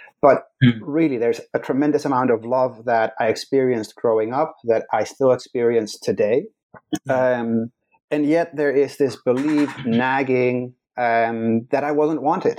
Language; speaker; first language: English; non-native, fluent; Dutch